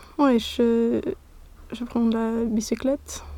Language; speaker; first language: French; non-native, learner; Swedish